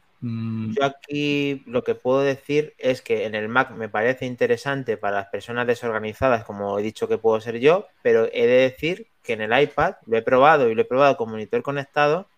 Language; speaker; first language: Spanish; native; Spanish